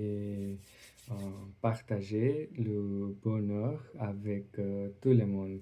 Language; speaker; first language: French; non-native, learner; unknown